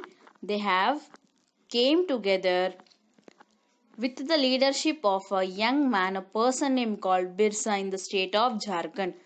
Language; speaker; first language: English; non-native, local second language; Telugu